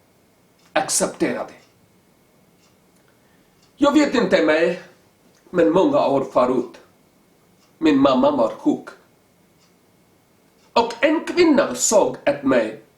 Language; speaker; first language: Swedish; non-native, learner; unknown